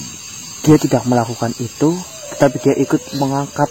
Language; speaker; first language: Indonesian; native; Indonesian